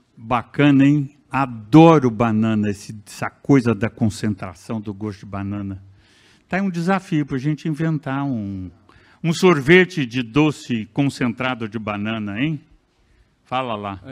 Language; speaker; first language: Portuguese; native; Portuguese